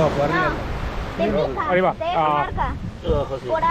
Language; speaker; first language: Spanish; non-native, learner; Korean